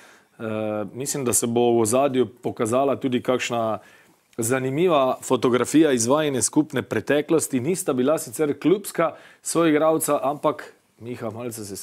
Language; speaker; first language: Slovenian; native; Slovenian